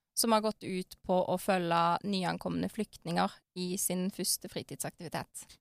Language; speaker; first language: Norwegian; early bilingual, other home language; Arabic